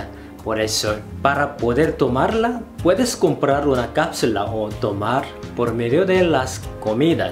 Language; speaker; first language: Spanish; non-native, fluent; Korean